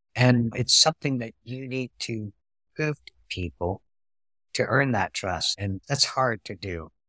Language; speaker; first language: English; non-native, fluent; Vietnamese